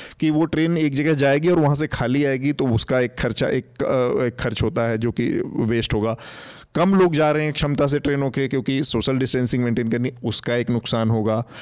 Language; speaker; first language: Hindi; native; Hindi